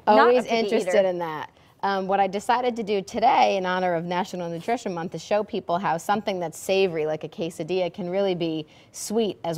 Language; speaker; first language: English; native; English